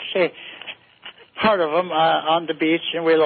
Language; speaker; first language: English; native; English